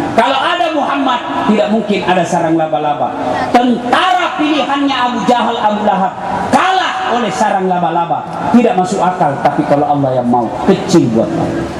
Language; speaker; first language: Indonesian; non-native, local second language; Buginese